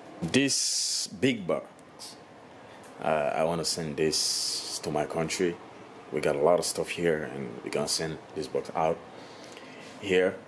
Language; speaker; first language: English; non-native, learner; Haitian Creole